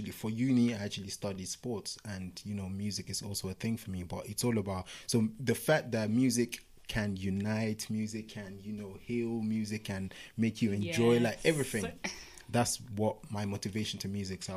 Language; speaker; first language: English; non-native, local second language; Yoruba